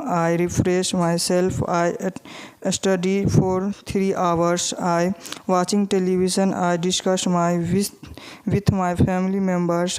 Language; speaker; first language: English; non-native, learner; Hindi